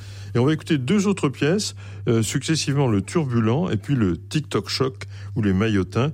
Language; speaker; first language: French; native; French